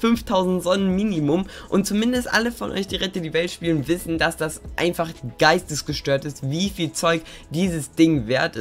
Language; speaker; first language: German; native; German